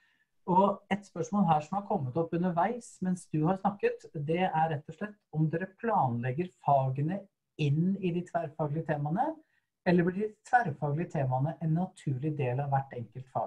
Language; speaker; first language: Norwegian; native; Norwegian